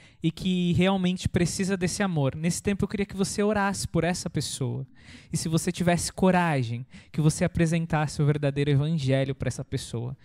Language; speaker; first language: Portuguese; native; Portuguese